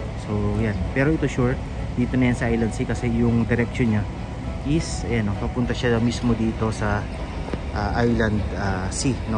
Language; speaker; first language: Filipino; native; Filipino